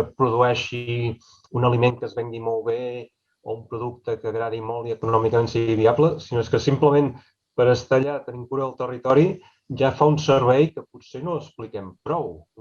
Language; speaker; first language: Catalan; native; Catalan